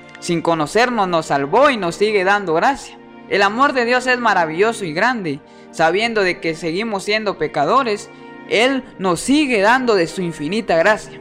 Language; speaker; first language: Spanish; native; Spanish